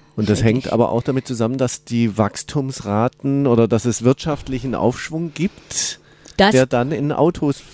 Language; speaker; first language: German; native; German